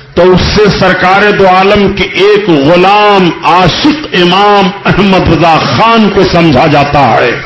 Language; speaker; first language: Urdu; native; Urdu